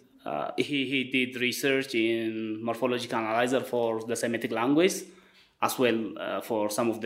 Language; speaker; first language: English; non-native, fluent; Wolaytta